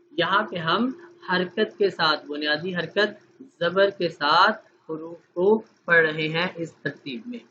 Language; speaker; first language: Urdu; native; Urdu